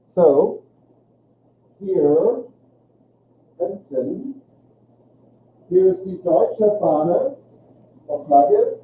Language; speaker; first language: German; non-native, fluent; English